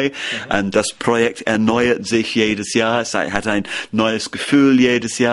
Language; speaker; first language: German; non-native, learner; English